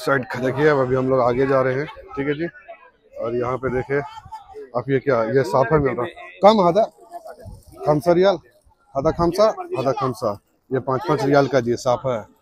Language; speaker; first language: Hindi; native; Hindi